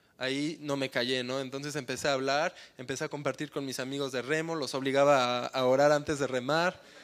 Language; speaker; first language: Spanish; early bilingual, heritage; Spanish